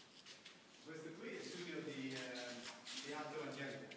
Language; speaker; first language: Italian; non-native, learner; English